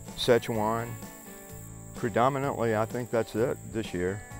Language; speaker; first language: English; native; English